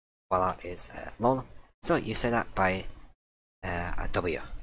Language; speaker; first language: English; native; English